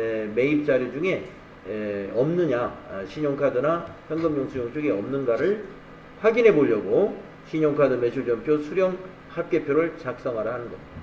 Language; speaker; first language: Korean; native; Korean